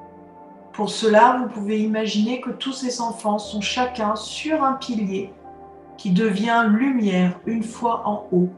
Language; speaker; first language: French; native; French